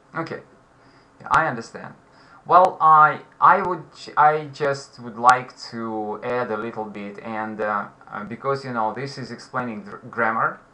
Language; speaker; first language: English; non-native, fluent; Russian